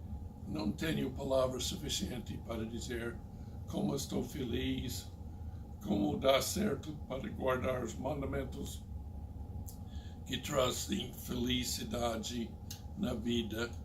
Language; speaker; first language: Portuguese; non-native, fluent; English